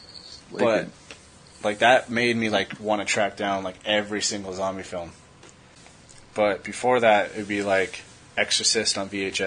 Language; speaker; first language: English; native; English